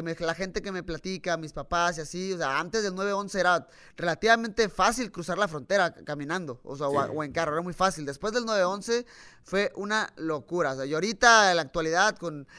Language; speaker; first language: Spanish; native; Spanish